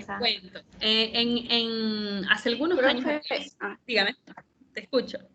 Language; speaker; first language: Spanish; native; Spanish